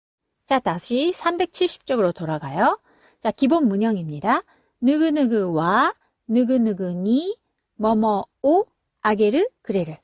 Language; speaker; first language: Korean; non-native, fluent; Japanese